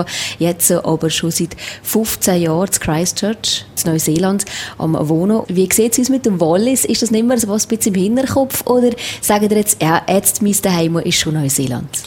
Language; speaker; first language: German; native; German